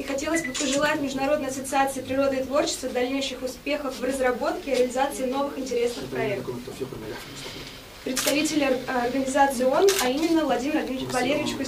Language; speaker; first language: Russian; native; Russian